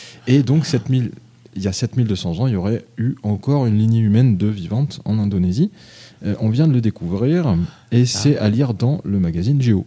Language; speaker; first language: French; native; French